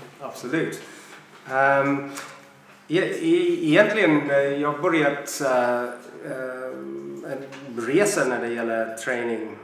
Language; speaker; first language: Swedish; non-native, fluent; English